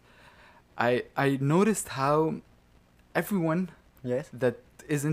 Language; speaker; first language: English; non-native, fluent; Arabic